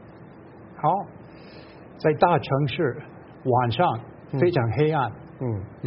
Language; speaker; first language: Chinese; non-native, fluent; English